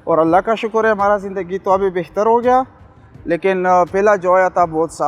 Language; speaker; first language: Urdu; non-native, local second language; Pashto